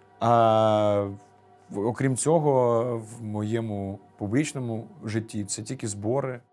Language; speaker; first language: Ukrainian; non-native, local second language; Russian